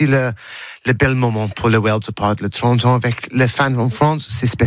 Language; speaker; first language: French; non-native, learner; English